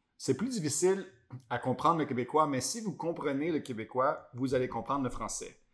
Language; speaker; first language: French; native; French